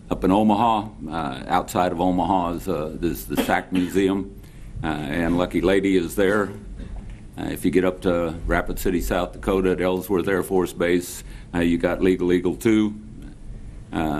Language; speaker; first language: English; native; English